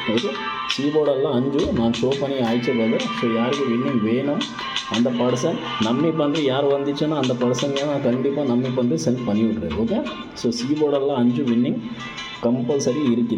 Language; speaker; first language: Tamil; non-native, learner; Kannada